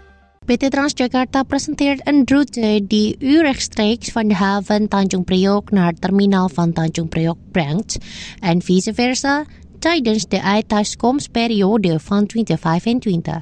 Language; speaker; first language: Dutch; non-native, fluent; Indonesian